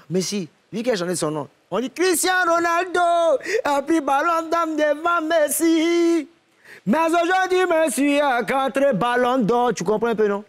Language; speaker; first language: French; non-native, local second language; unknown